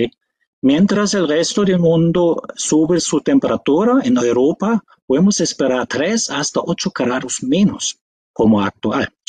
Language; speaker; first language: Spanish; non-native, fluent; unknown